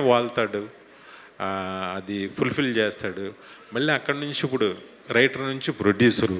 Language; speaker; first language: Telugu; native; Telugu